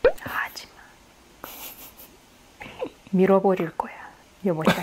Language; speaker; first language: Korean; non-native, fluent; Russian